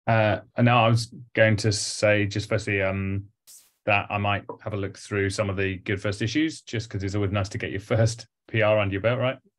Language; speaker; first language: English; native; English